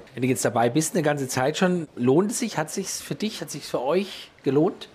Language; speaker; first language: German; native; German